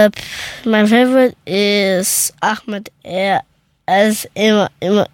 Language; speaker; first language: German; early bilingual, other home language; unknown